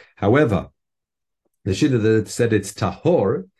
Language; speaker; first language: English; native; English